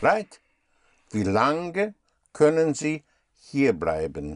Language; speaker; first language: German; non-native, fluent; English